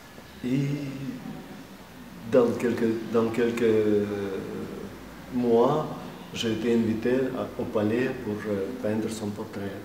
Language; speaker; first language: French; non-native, fluent; Russian